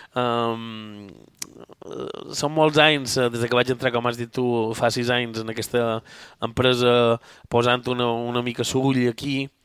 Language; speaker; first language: Catalan; native; Catalan